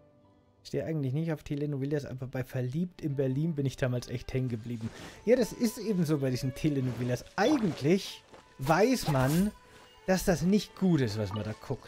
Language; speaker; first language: German; native; German